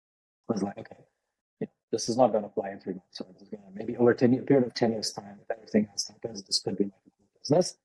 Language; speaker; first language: English; non-native, fluent; Lithuanian